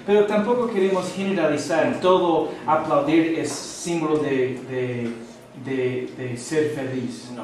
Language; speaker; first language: Spanish; non-native, fluent; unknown